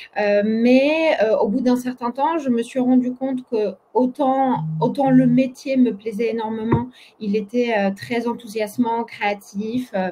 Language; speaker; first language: French; non-native, fluent; Polish